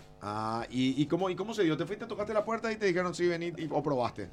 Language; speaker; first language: Spanish; native; Spanish